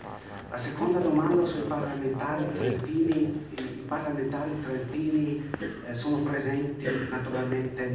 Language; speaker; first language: Italian; non-native, fluent; German